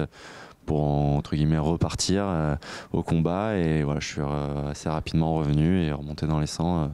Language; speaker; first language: French; native; French